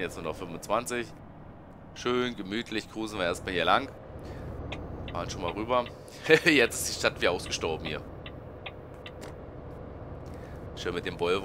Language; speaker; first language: German; native; German